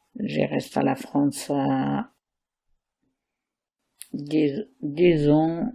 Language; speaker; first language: French; non-native, learner; Arabic